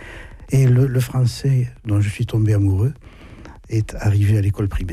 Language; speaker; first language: French; native; French